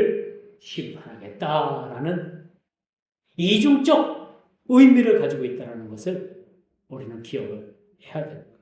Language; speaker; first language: Korean; native; Korean